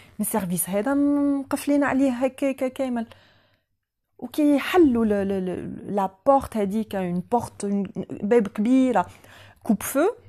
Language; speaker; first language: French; non-native, local second language; Arabic